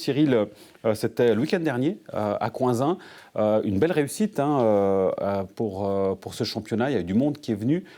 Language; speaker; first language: French; native; French